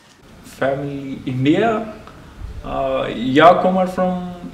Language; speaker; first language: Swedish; non-native, learner; Telugu